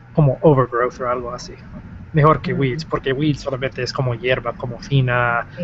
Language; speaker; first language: Spanish; non-native, fluent; English